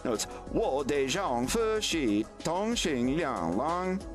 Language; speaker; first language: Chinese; non-native, learner; English